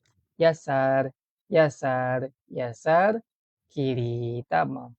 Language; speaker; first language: Arabic; non-native, fluent; Malay